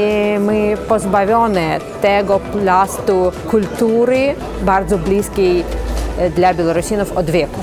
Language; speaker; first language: Polish; non-native, local second language; Belarusian